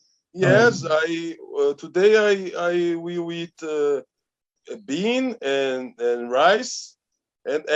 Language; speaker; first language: English; non-native, learner; Indonesian